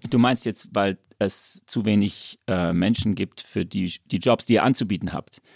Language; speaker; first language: German; native; German